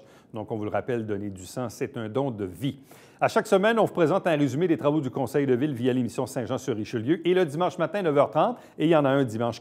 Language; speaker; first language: French; native; French